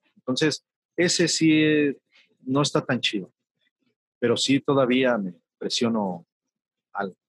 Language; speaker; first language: Spanish; native; Spanish